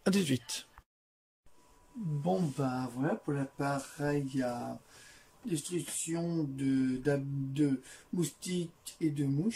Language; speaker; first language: French; native; French